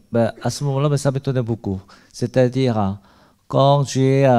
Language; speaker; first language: French; non-native, learner; Korean